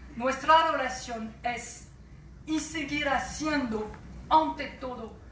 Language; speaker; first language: Spanish; non-native, fluent; French